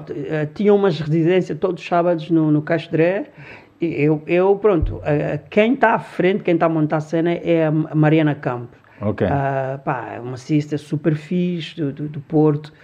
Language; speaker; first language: Portuguese; early bilingual, other home language; Lingala